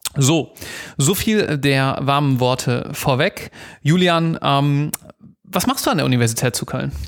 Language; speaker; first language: German; native; German